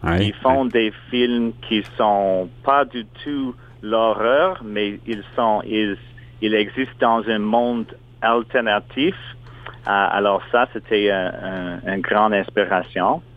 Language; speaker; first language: French; non-native, local second language; English